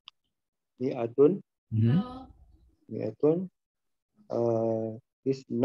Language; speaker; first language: Arabic; non-native, learner; Malay